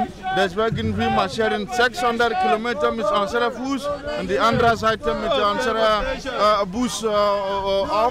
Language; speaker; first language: German; non-native, learner; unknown